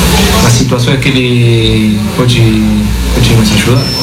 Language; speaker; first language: Portuguese; non-native, fluent; Spanish